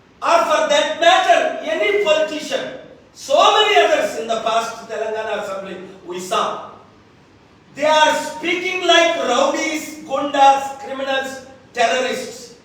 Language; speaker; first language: English; non-native, local second language; Telugu